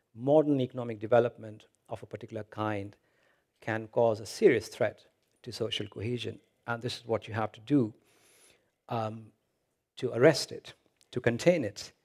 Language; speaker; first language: English; non-native, local second language; Hindi